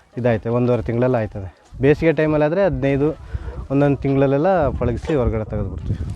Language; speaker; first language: Kannada; native; Kannada